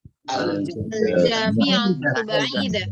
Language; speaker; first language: Arabic; non-native, learner; Indonesian